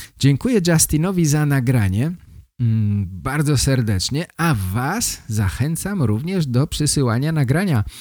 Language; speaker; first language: Polish; native; Polish